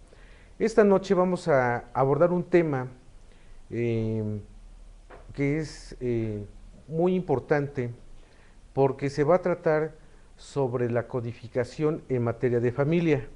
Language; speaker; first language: Spanish; native; Spanish